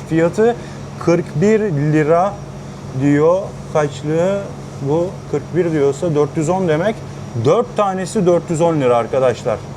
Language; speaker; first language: Turkish; native; Turkish